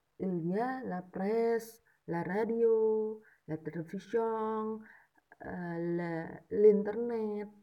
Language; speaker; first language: French; non-native, learner; Indonesian